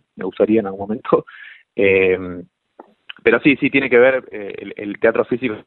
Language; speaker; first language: Spanish; native; Spanish